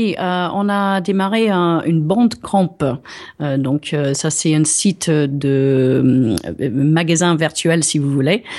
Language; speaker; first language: French; non-native, fluent; English